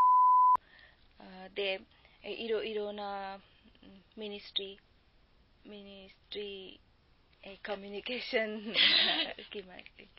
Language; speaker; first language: Japanese; non-native, learner; Bangla